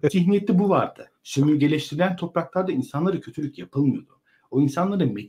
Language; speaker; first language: Turkish; native; Turkish